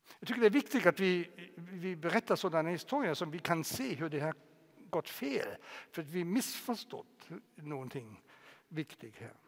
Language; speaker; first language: Swedish; non-native, fluent; German